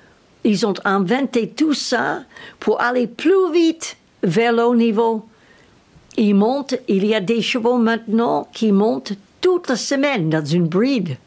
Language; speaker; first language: French; non-native, learner; English